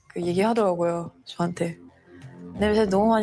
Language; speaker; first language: Korean; non-native, fluent; French